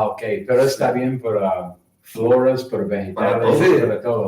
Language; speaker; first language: Spanish; non-native, learner; English